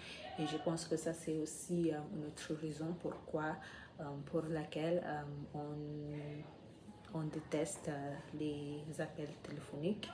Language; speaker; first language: French; non-native, learner; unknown